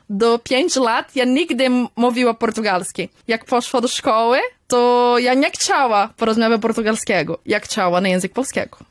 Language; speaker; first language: Polish; early bilingual, heritage; Polish